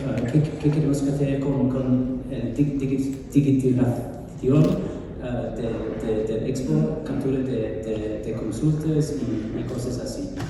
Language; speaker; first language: Spanish; non-native, fluent; English